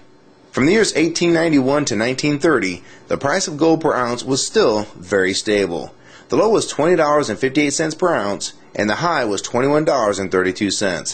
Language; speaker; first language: English; native; English